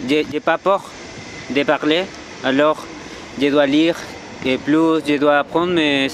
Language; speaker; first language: French; non-native, learner; Spanish